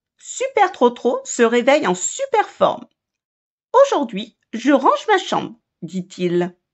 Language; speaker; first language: French; native; French